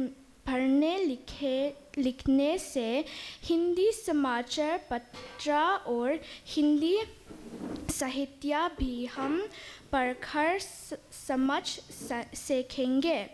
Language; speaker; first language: Hindi; non-native, local second language; Mizo